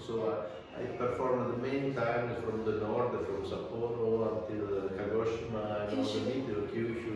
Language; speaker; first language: English; non-native, fluent; Italian